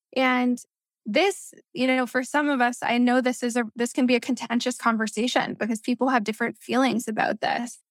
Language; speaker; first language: English; early bilingual, other home language; Spanish